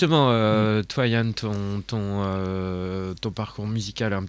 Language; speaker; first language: French; native; French